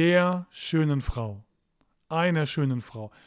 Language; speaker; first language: German; non-native, fluent; Turkish